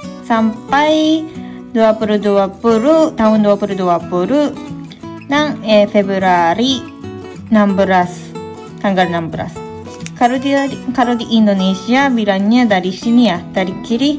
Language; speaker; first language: Indonesian; non-native, fluent; Japanese